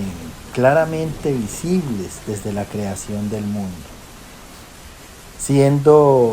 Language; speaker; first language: Spanish; native; Spanish